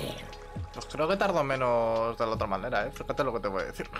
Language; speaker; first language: Spanish; native; Spanish